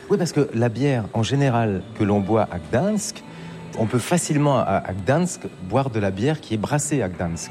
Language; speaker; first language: French; native; French